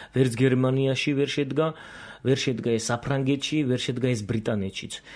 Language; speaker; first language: Georgian; non-native, local second language; Azerbaijani